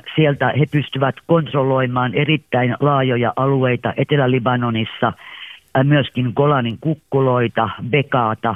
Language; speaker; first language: Finnish; native; Finnish